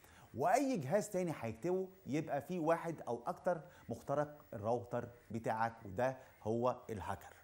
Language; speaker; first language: Arabic; native; Arabic